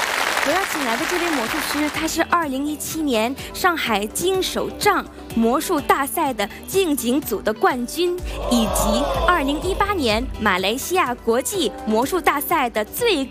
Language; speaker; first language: Chinese; native; Chinese